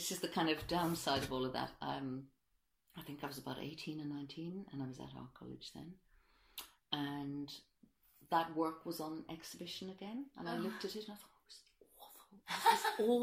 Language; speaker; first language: English; native; English